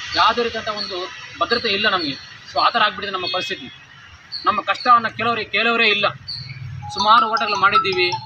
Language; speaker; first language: Kannada; native; Kannada